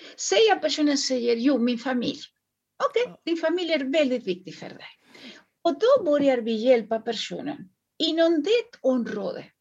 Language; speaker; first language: Swedish; non-native, fluent; Spanish